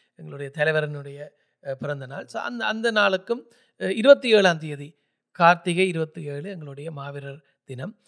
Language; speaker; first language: Tamil; early bilingual, heritage; Tamil